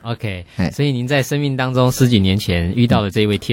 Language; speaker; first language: Chinese; native; Chinese